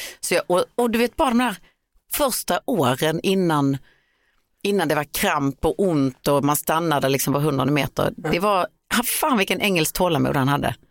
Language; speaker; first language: Swedish; native; Swedish